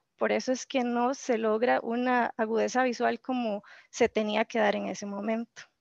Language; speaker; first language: Spanish; native; Spanish